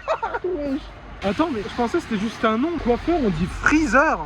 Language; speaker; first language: French; native; French